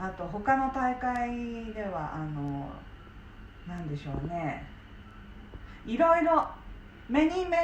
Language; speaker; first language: Japanese; native; Japanese